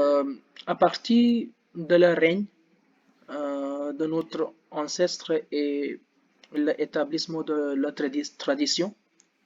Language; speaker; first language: French; non-native, learner; Hindi